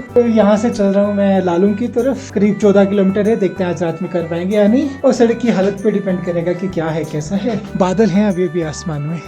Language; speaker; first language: Hindi; native; Hindi